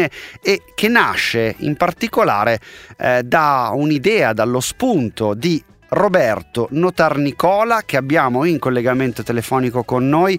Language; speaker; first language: Italian; native; Italian